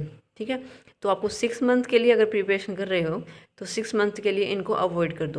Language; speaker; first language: Hindi; native; Hindi